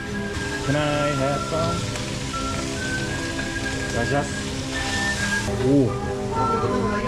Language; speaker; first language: English; non-native, learner; Korean